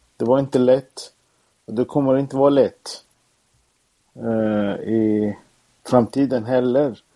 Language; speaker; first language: Swedish; non-native, fluent; Persian